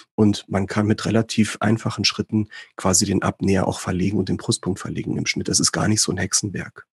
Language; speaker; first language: German; early bilingual, other home language; Greek